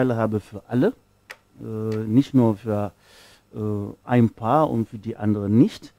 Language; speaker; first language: German; non-native, fluent; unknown